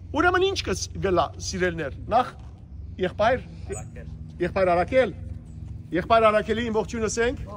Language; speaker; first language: Armenian; native; Armenian